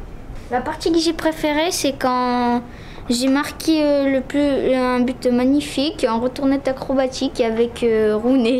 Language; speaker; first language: French; native; French